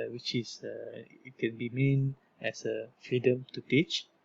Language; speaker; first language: English; non-native, local second language; Malay